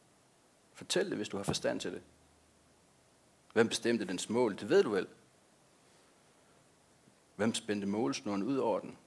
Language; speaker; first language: Danish; native; Danish